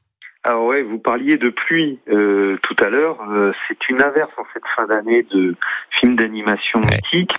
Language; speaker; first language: French; native; French